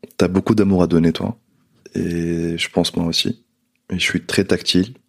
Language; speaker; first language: French; non-native, local second language; Arabic